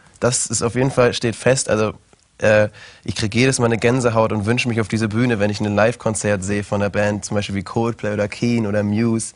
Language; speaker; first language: German; native; German